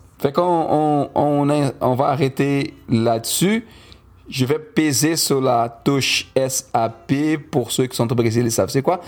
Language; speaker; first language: French; non-native, fluent; Portuguese